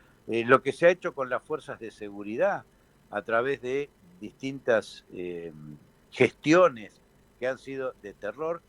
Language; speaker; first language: Spanish; native; Spanish